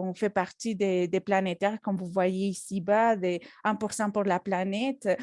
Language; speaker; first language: French; non-native, fluent; Spanish